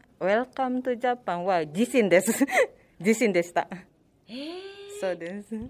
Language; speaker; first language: Japanese; non-native, learner; Indonesian